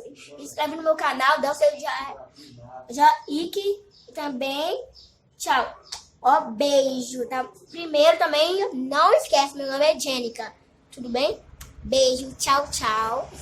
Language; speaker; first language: Portuguese; early bilingual, other home language; Haitian Creole